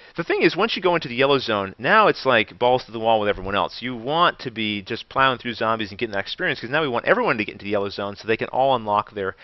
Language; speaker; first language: English; native; English